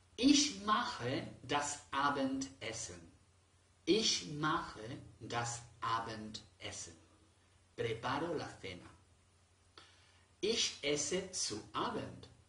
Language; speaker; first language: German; non-native, fluent; Spanish